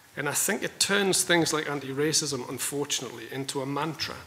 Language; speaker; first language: English; native; English